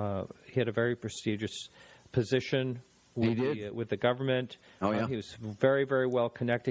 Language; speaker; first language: English; native; English